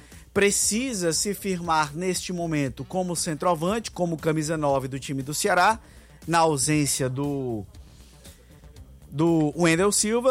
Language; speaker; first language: Portuguese; native; Portuguese